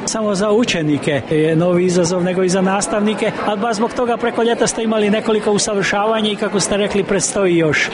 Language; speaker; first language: Croatian; native; Croatian